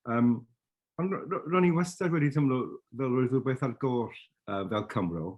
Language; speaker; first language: Welsh; non-native, fluent; English